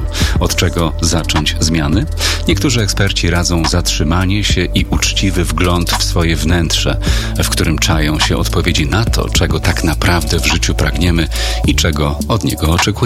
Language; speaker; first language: Polish; native; Polish